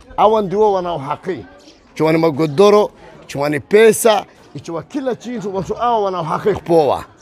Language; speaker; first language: Swahili; native; Swahili